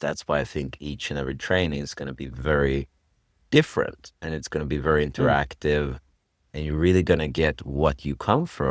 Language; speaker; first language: English; non-native, fluent; Swedish